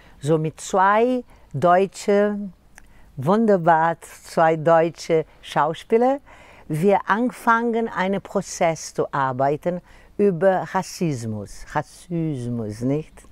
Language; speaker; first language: German; non-native, learner; Portuguese